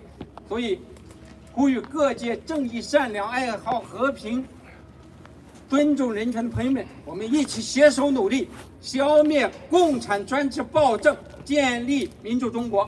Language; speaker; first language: Chinese; native; Chinese